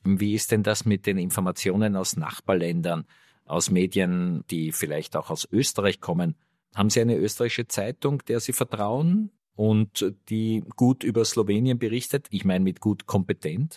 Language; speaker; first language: German; native; German